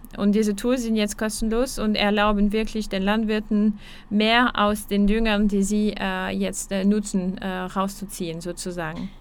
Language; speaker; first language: German; non-native, fluent; French